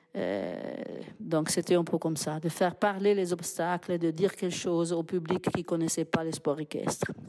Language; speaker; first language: French; non-native, fluent; Italian